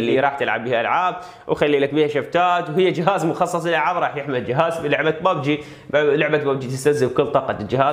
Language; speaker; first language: Arabic; native; Arabic